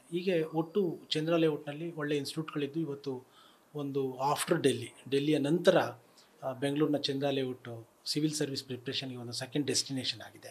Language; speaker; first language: Kannada; native; Kannada